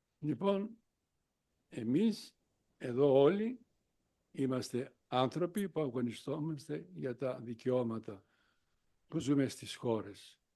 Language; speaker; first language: Greek; non-native, local second language; Macedonian